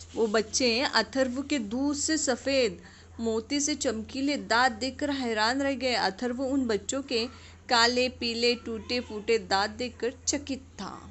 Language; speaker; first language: Hindi; non-native, local second language; Urdu